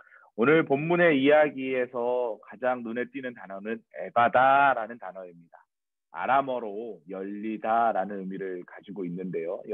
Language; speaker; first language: Korean; native; Korean